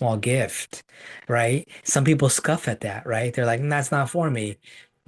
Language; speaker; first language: English; native; English